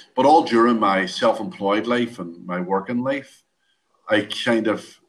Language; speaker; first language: English; native; English